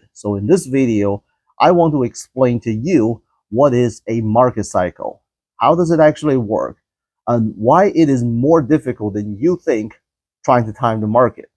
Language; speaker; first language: English; non-native, fluent; Chinese